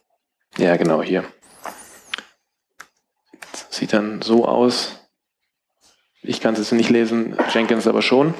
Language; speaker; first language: German; native; German